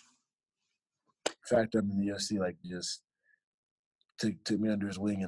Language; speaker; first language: English; native; English